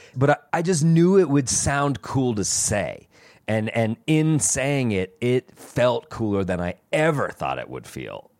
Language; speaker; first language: English; native; English